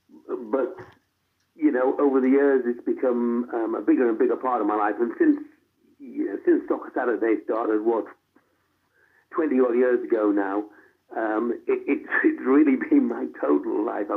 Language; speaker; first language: English; native; English